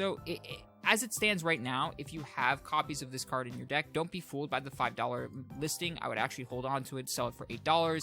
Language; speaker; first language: English; native; English